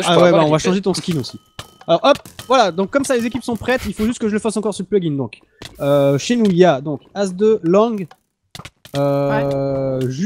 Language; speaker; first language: French; native; French